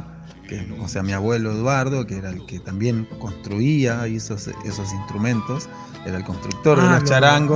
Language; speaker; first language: Spanish; native; Spanish